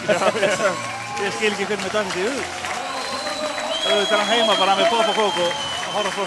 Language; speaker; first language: Icelandic; native; Icelandic